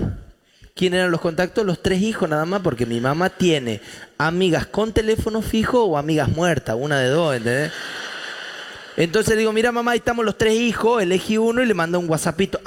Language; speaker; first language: Spanish; native; Spanish